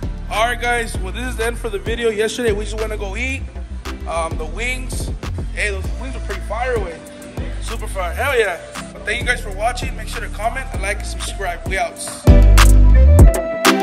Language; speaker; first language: English; early bilingual, other home language; Spanish